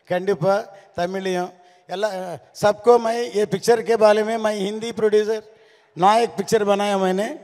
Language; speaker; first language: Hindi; non-native, local second language; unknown